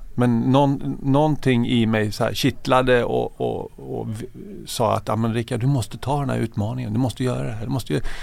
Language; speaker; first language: Swedish; native; Swedish